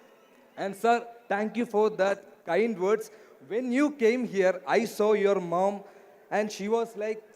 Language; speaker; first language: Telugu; non-native, learner; Malayalam